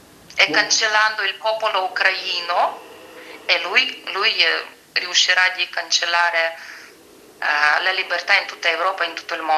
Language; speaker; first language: Italian; non-native, fluent; Ukrainian